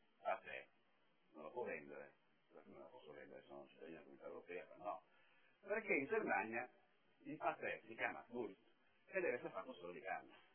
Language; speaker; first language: Italian; native; Italian